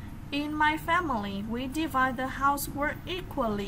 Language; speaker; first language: English; non-native, fluent; Vietnamese